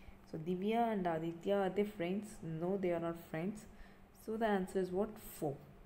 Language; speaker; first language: English; non-native, local second language; Tamil